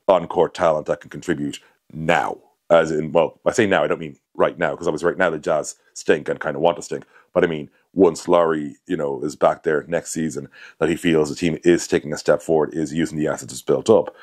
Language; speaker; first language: English; native; English